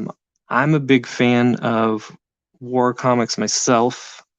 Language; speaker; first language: English; native; English